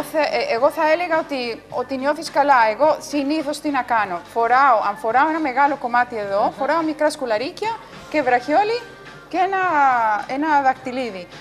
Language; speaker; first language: Greek; non-native, fluent; Spanish